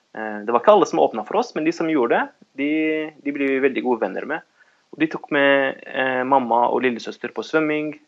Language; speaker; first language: Norwegian; early bilingual, other home language; Kurdish